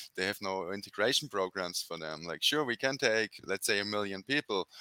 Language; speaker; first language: English; non-native, fluent; German